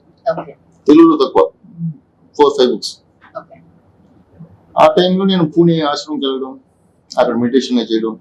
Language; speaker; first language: Telugu; native; Telugu